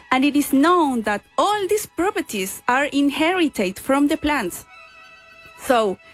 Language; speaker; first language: English; non-native, fluent; Spanish